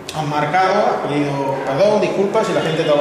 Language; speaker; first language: Spanish; native; Spanish